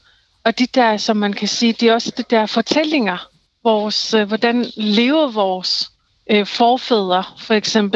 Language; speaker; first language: Danish; non-native, local second language; Kalaallisut